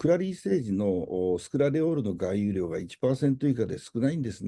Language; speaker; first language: Japanese; native; Japanese